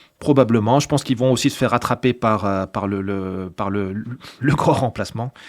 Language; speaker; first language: French; non-native, local second language; Arabic